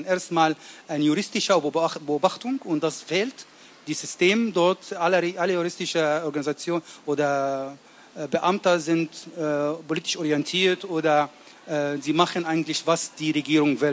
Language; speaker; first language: German; non-native, learner; Arabic